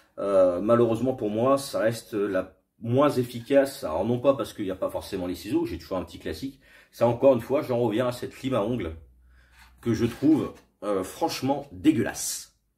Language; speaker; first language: French; native; French